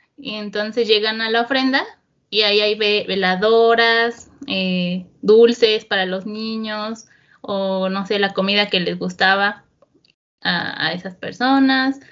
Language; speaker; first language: Spanish; native; Spanish